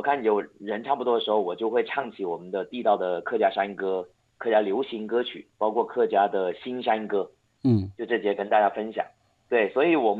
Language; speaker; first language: Chinese; non-native, local second language; Hakka Chinese